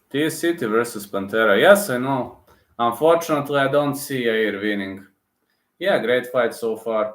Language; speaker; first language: English; non-native, fluent; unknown